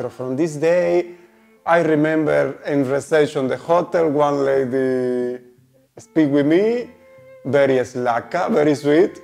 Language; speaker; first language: English; non-native, learner; Spanish